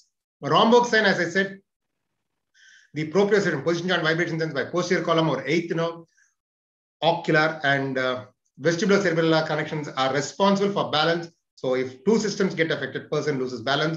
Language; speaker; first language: English; non-native, local second language; Telugu